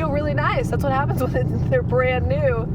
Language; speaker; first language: English; native; English